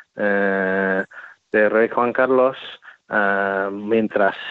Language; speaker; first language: Spanish; non-native, fluent; English